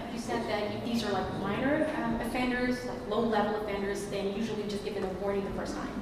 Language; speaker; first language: English; non-native, fluent; Ukrainian